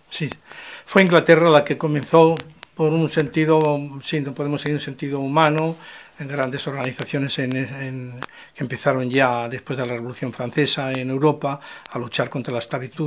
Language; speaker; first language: Spanish; native; Spanish